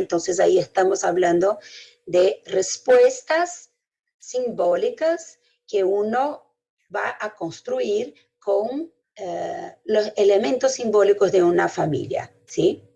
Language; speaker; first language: Spanish; non-native, fluent; Portuguese